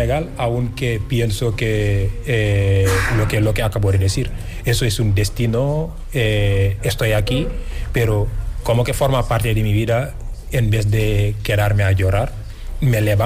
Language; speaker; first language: Spanish; non-native, fluent; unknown